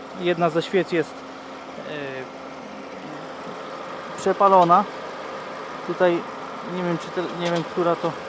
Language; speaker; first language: Polish; native; Polish